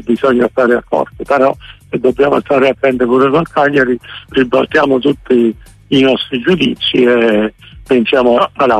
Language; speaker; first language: Italian; native; Italian